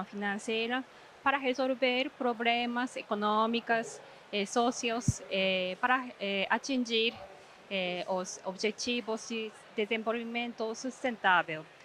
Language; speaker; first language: Portuguese; non-native, fluent; Japanese